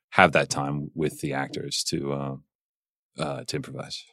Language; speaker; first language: English; native; English